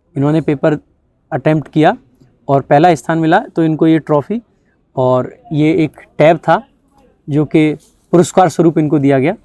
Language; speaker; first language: Hindi; native; Hindi